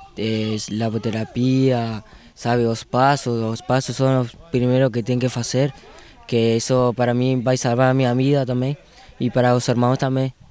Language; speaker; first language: Portuguese; non-native, learner; Spanish